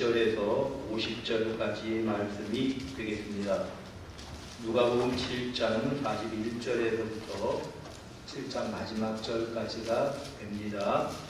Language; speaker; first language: Korean; native; Korean